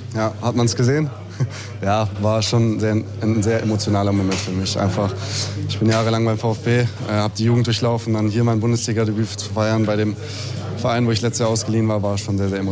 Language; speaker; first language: German; native; German